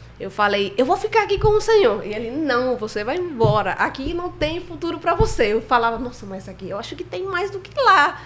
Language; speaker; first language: Portuguese; non-native, fluent; Spanish